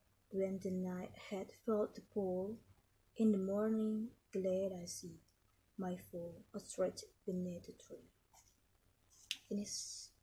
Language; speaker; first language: English; non-native, learner; Indonesian